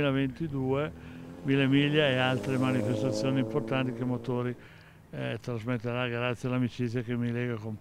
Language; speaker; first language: Italian; native; Italian